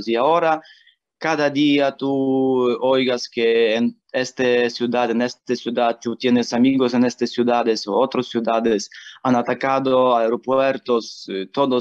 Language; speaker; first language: Spanish; non-native, learner; Ukrainian